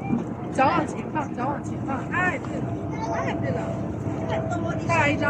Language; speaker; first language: Chinese; native; Chinese